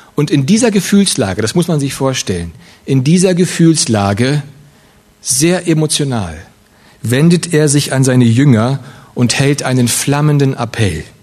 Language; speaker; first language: German; early bilingual, other home language; Russian